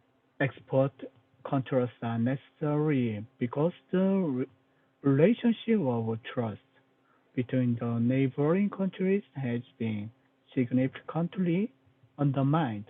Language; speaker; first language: English; non-native, learner; Korean